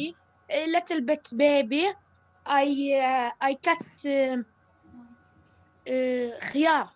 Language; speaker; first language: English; non-native, learner; Arabic